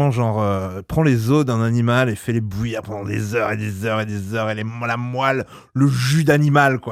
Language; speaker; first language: French; native; French